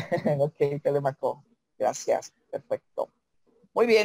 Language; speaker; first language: Spanish; native; Spanish